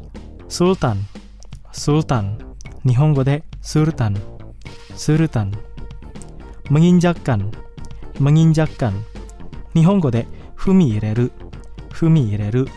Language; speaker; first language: Japanese; non-native, fluent; Indonesian